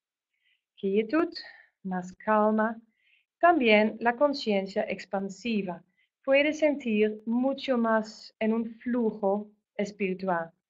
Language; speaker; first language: Spanish; non-native, fluent; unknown